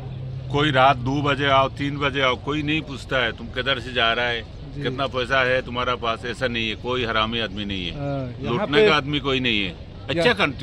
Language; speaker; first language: Hindi; non-native, learner; Bangla